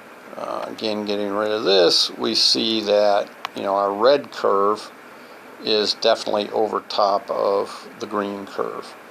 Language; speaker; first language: English; native; English